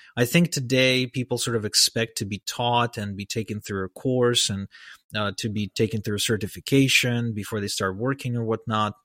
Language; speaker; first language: English; early bilingual, other home language; Hebrew